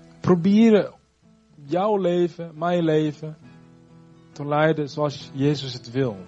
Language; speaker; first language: Dutch; non-native, fluent; Rundi